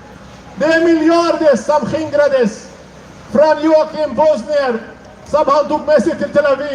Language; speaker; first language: Swedish; non-native, fluent; Arabic